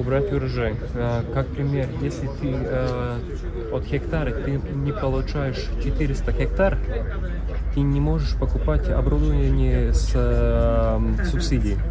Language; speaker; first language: Russian; non-native, learner; Latvian